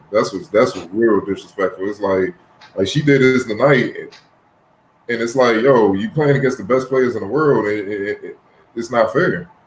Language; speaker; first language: English; native; English